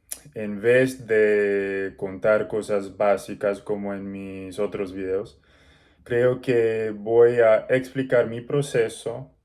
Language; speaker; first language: Spanish; non-native, learner; English